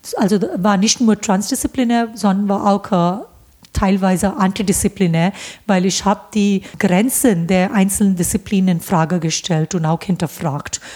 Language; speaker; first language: German; non-native, fluent; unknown